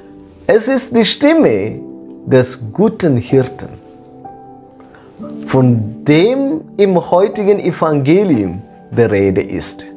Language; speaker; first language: German; non-native, fluent; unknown